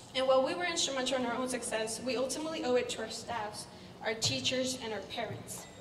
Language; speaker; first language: English; early bilingual, other home language; Spanish